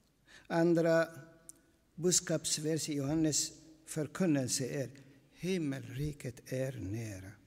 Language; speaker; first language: Swedish; non-native, fluent; Aramaic